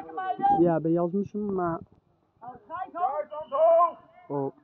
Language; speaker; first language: Dutch; early bilingual, other home language; Turkish